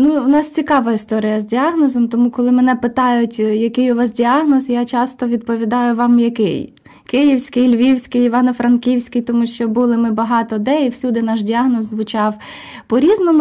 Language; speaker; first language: Ukrainian; native; Ukrainian